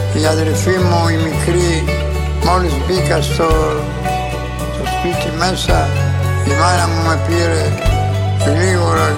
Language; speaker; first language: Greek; non-native, local second language; Ladino